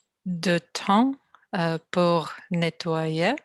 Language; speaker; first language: French; non-native, learner; Russian